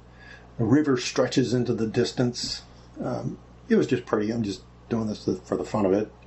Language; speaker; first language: English; native; English